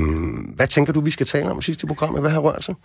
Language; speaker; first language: Danish; native; Danish